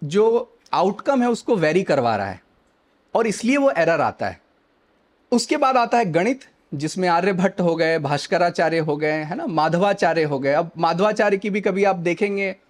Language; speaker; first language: Hindi; native; Hindi